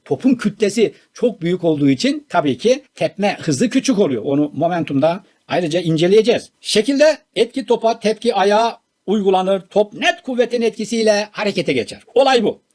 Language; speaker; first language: Turkish; native; Turkish